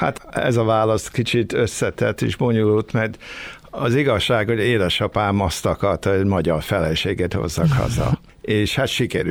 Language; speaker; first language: Hungarian; early bilingual, heritage; Hungarian